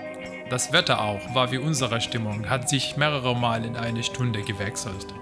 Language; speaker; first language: German; non-native, learner; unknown